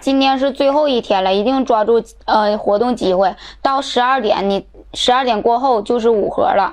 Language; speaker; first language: Chinese; native; Chinese